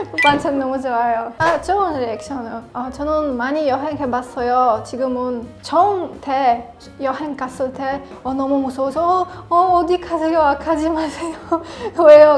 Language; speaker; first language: Korean; non-native, learner; Polish